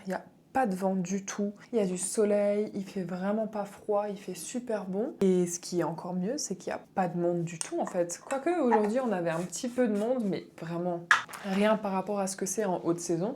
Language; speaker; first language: French; native; French